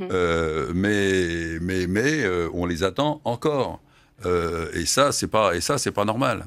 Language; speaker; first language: French; native; French